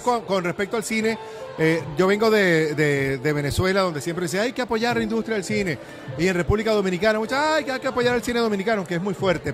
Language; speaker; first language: Spanish; native; Spanish